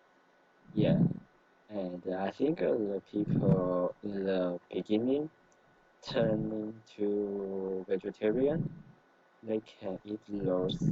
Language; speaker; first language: English; non-native, learner; Chinese